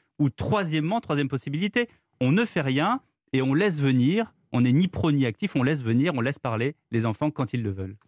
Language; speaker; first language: French; native; French